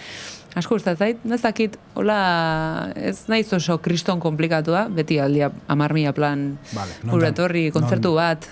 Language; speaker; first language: Basque; native; Basque